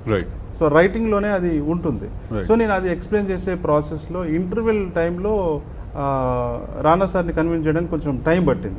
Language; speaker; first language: Telugu; native; Telugu